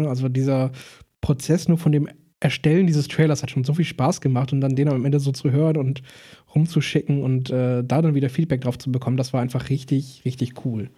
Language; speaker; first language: German; native; German